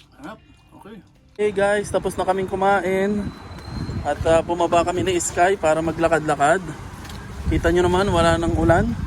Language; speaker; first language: Filipino; native; Filipino